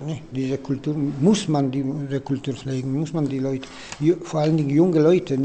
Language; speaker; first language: German; non-native, local second language; Polish